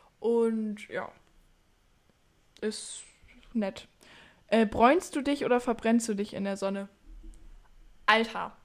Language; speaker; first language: German; native; German